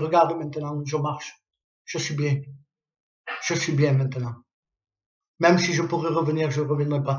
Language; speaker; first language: French; native; French